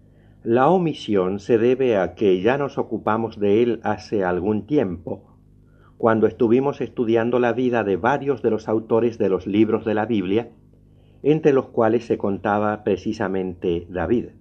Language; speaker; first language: Spanish; native; Spanish